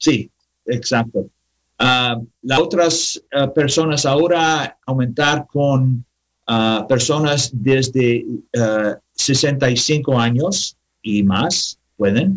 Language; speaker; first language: Spanish; non-native, learner; English